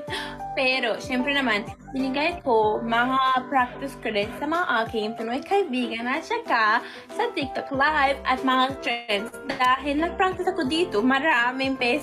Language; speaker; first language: Filipino; non-native, learner; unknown